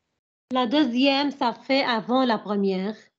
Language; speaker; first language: French; non-native, learner; Arabic